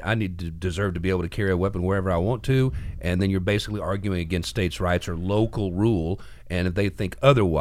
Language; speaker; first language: English; native; English